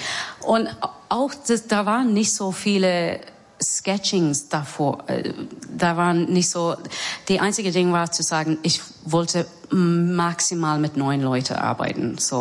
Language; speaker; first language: German; non-native, learner; English